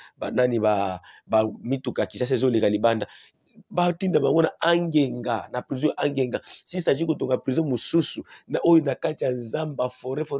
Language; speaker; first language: Lingala; non-native, local second language; Swahili